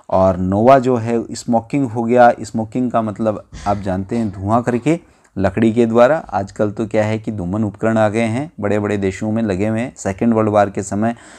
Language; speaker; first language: Hindi; native; Hindi